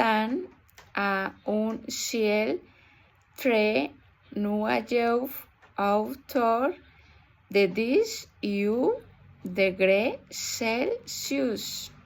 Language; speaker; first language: French; non-native, learner; Spanish